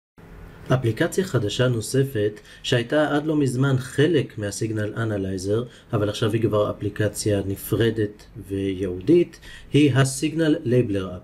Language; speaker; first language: Hebrew; native; Hebrew